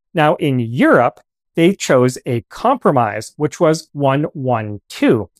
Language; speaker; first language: English; native; English